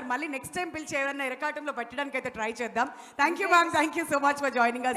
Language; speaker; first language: Telugu; native; Telugu